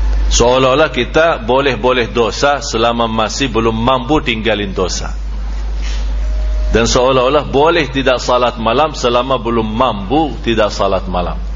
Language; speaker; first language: Indonesian; non-native, fluent; Arabic